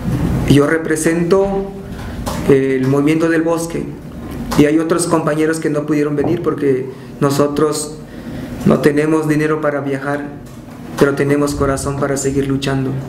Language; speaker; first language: Spanish; non-native, local second language; Tzotzil